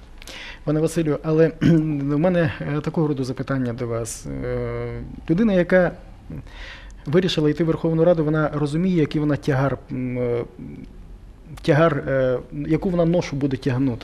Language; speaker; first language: Ukrainian; native; Ukrainian